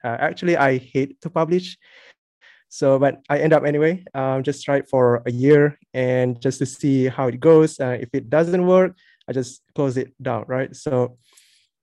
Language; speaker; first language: English; non-native, local second language; Malay